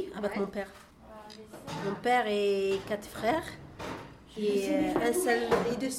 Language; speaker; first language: French; non-native, learner; Arabic